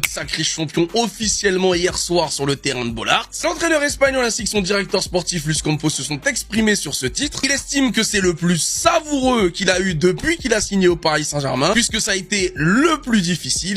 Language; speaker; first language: French; native; French